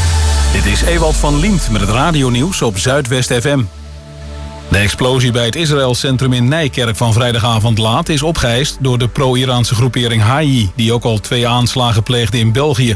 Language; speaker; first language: Dutch; native; Dutch